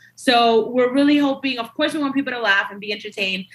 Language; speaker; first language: English; early bilingual, other home language; Spanish